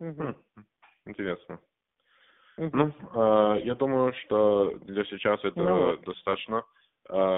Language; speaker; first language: Russian; non-native, learner; English